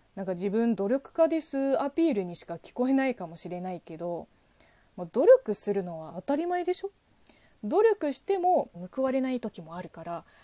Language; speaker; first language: Japanese; non-native, fluent; Chinese